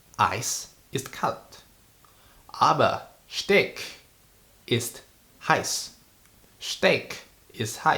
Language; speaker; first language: German; non-native, fluent; Indonesian